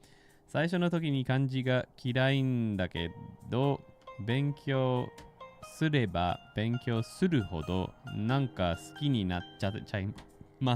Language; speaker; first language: Japanese; non-native, fluent; English